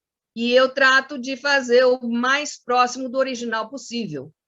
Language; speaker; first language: Portuguese; non-native, fluent; Spanish